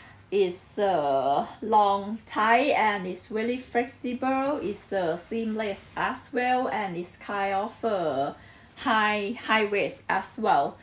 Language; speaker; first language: English; non-native, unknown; Thai